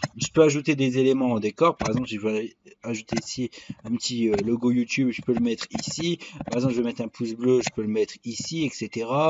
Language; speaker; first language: French; native; French